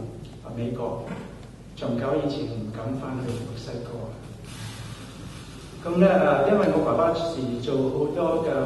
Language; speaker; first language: Cantonese; early bilingual, heritage; Cantonese